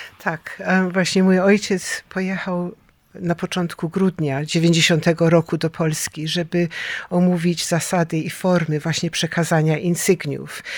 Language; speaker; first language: Polish; early bilingual, heritage; Polish